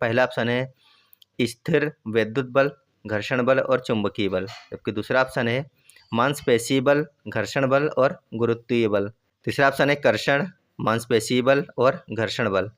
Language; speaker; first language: Hindi; native; Hindi